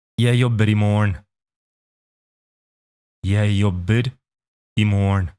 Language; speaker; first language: Norwegian; non-native, fluent; Polish